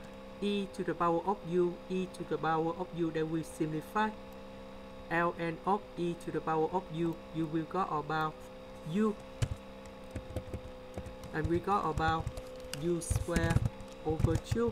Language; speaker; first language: English; non-native, learner; Vietnamese